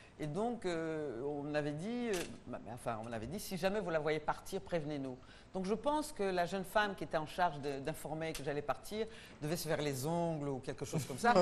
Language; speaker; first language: French; non-native, local second language; Rundi